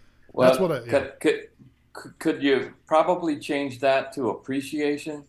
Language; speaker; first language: English; native; English